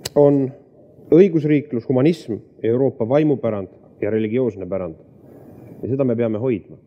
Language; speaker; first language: Estonian; native; Estonian